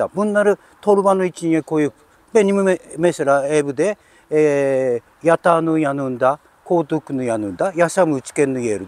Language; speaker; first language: Turkish; non-native, learner; Japanese